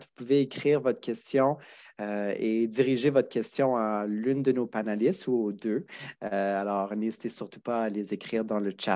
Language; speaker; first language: French; native; French